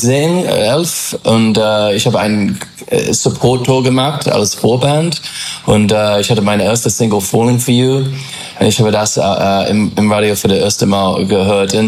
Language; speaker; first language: German; non-native, learner; English